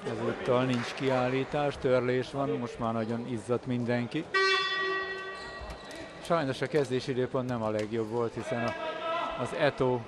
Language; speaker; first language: Hungarian; native; Hungarian